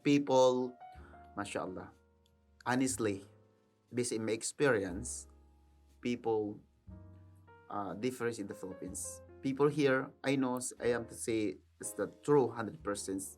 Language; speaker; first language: English; non-native, learner; Filipino